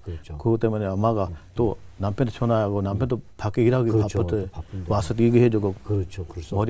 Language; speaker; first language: Korean; non-native, learner; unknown